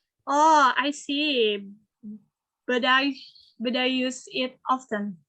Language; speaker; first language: English; non-native, learner; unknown